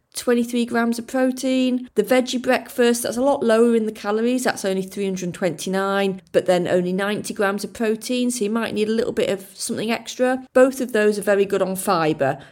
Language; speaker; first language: English; native; English